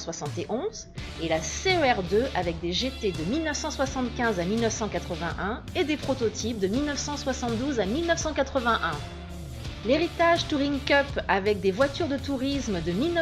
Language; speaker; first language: French; native; French